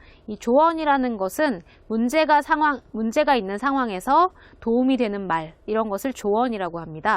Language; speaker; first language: Korean; native; Korean